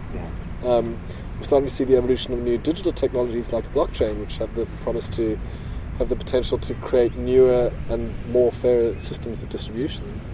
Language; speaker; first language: English; native; English